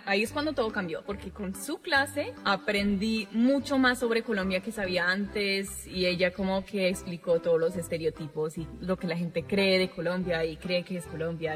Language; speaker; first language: Spanish; non-native, fluent; English